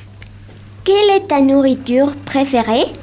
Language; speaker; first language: French; non-native, learner; Spanish